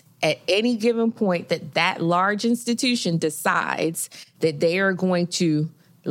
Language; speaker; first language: English; native; English